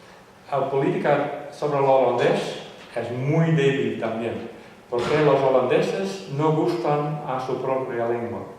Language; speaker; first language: Spanish; non-native, fluent; Western Frisian